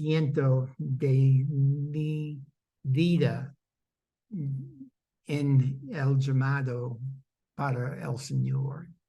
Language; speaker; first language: Spanish; non-native, fluent; English